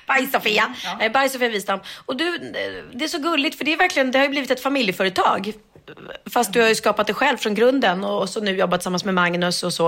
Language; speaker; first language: Swedish; native; Swedish